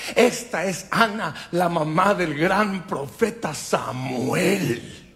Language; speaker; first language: Spanish; native; Spanish